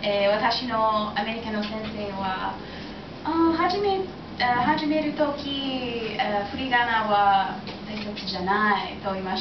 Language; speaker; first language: Japanese; non-native, learner; English